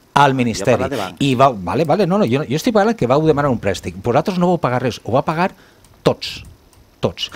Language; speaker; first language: Catalan; native; Catalan